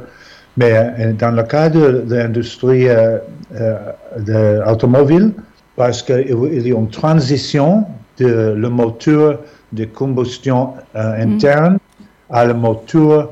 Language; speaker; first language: French; non-native, fluent; English